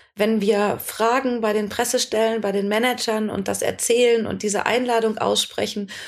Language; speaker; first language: German; native; German